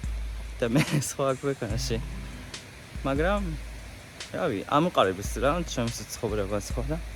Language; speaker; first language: Georgian; non-native, learner; Japanese